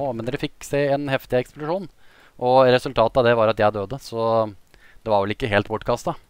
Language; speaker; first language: Norwegian; native; Norwegian